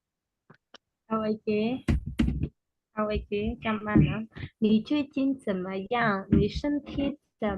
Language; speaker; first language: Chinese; non-native, fluent; Khmer